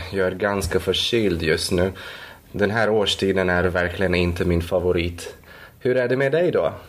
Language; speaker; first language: Swedish; non-native, fluent; Spanish